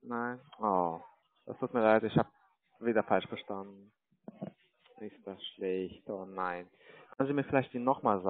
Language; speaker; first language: German; non-native, learner; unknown